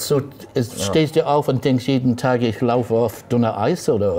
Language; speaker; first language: German; non-native, fluent; English